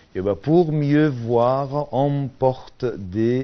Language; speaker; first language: French; non-native, fluent; Arabic